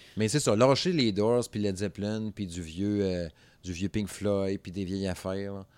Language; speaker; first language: French; native; French